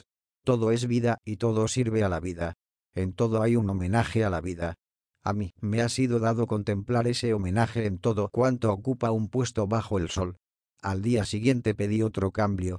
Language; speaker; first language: Spanish; native; Spanish